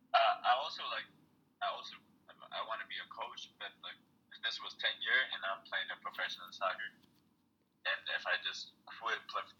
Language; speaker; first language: English; non-native, fluent; Amharic